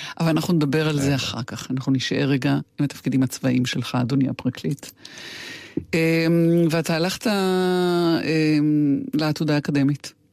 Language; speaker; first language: Hebrew; native; Hebrew